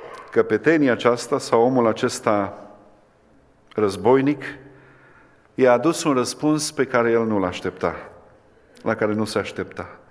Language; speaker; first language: Romanian; native; Romanian